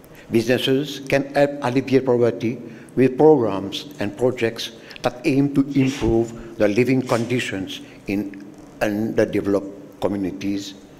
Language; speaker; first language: English; non-native, local second language; Morisyen